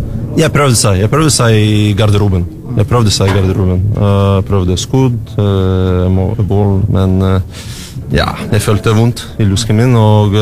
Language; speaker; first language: Norwegian; non-native, learner; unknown